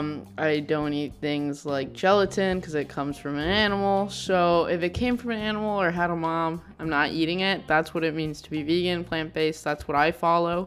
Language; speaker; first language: English; native; English